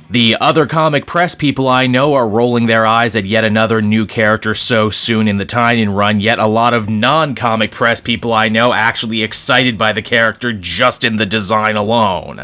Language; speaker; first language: English; native; English